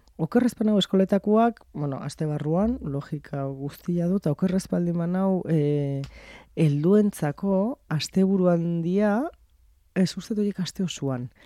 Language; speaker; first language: Basque; native; Basque